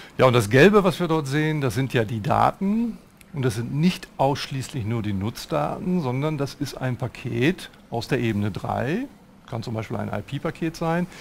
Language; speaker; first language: German; native; German